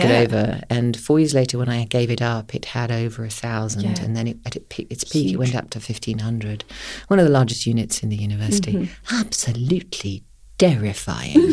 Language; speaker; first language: English; native; English